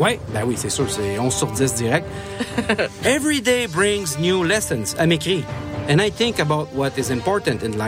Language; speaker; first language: French; native; French